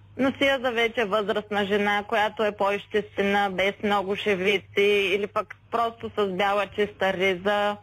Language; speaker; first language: Bulgarian; native; Bulgarian